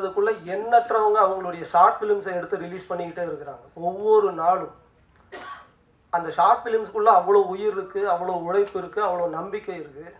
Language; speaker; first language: Tamil; native; Tamil